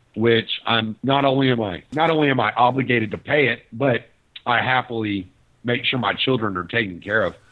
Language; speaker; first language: English; native; English